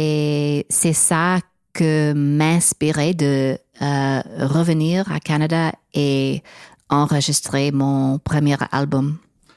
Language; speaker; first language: French; non-native, learner; English